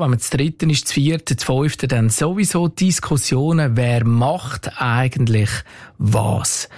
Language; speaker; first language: German; native; German